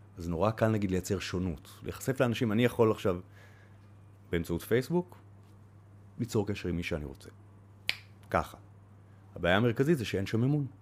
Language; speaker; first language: Hebrew; native; Hebrew